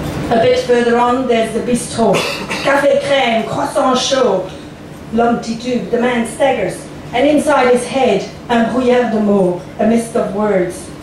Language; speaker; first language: English; non-native, fluent; Dutch